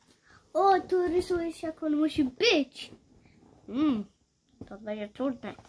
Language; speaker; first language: Polish; early bilingual, heritage; Polish